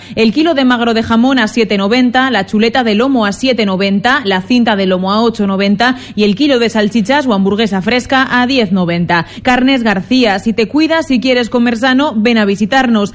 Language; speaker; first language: Spanish; native; Spanish